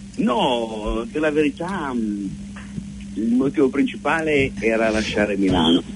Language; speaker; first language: Italian; native; Italian